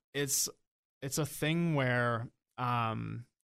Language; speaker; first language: English; native; English